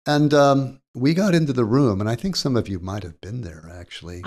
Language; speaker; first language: English; native; English